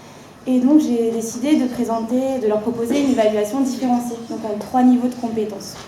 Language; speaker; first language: French; native; French